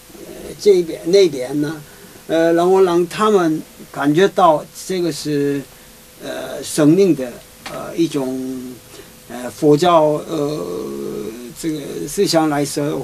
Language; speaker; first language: Chinese; non-native, fluent; Korean